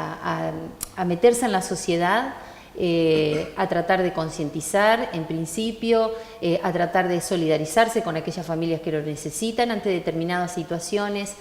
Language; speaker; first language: Spanish; native; Spanish